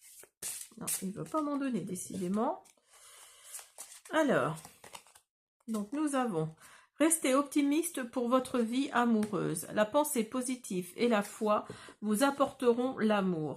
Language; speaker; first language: French; native; French